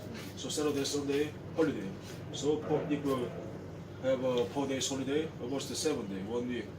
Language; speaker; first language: English; non-native, learner; Korean